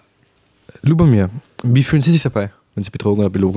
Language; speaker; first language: German; native; German